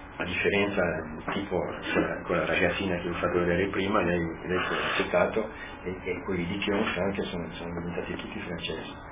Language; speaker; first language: Italian; non-native, local second language; Friulian